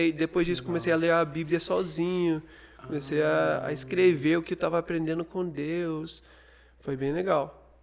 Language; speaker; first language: Portuguese; non-native, fluent; English